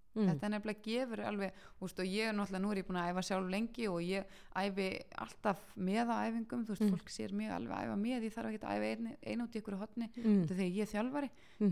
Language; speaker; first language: Icelandic; early bilingual, heritage; Icelandic